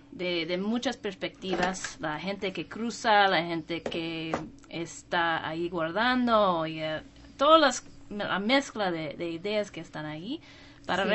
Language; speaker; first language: Spanish; non-native, fluent; English